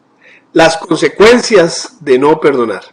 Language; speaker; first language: Spanish; native; Spanish